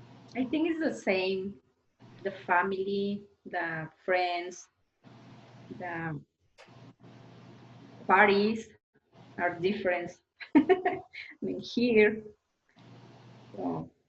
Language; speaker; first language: English; non-native, learner; Spanish